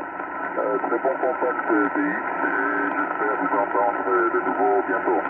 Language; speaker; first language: French; non-native, fluent; Greek